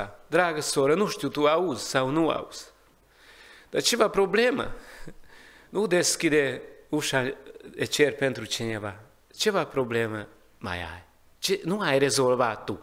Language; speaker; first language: Romanian; non-native, learner; Hungarian